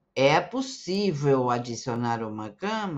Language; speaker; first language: Portuguese; non-native, fluent; Spanish